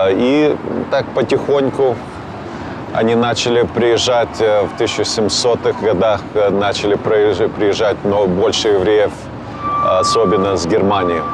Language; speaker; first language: Russian; early bilingual, heritage; Russian